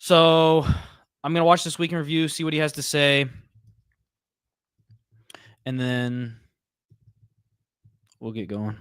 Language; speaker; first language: English; native; English